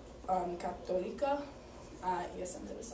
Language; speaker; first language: Spanish; non-native, learner; English